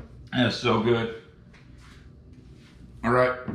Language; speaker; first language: English; native; English